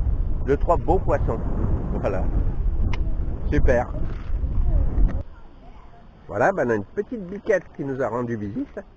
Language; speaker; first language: French; native; French